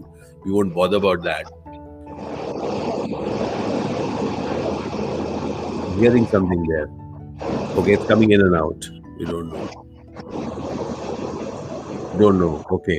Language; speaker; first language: English; non-native, local second language; Hindi